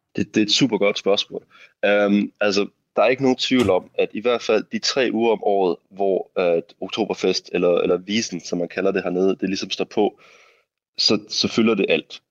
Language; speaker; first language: Danish; native; Danish